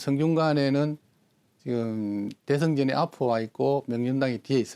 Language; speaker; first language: Korean; native; Korean